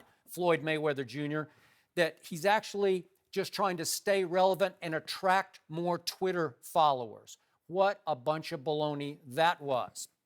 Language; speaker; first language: English; native; English